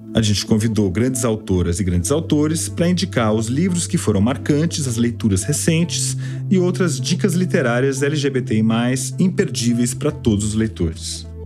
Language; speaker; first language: Portuguese; native; Portuguese